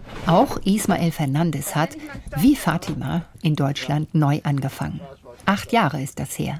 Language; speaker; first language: German; native; German